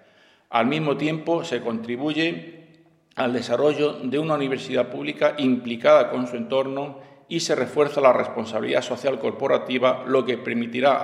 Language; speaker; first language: Spanish; native; Spanish